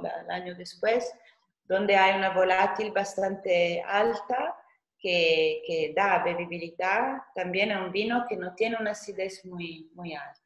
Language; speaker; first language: Spanish; non-native, fluent; Italian